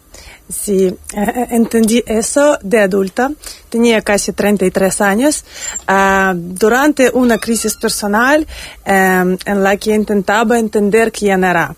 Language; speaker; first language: Spanish; non-native, learner; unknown